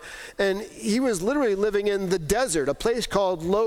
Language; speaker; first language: English; native; English